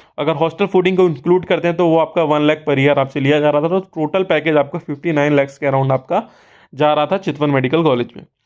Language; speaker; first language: Hindi; native; Hindi